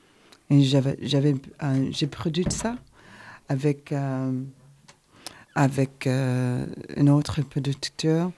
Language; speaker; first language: French; non-native, learner; English